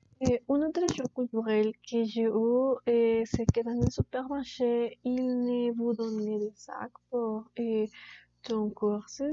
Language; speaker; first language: French; non-native, learner; Spanish